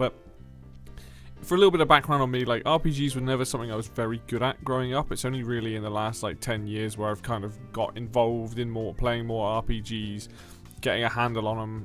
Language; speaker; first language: English; native; English